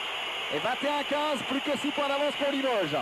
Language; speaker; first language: French; native; French